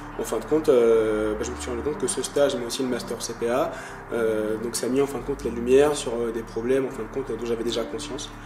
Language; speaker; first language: French; native; French